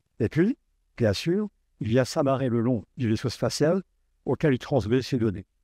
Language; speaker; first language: French; native; French